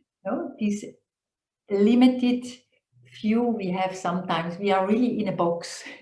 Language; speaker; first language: English; non-native, fluent; German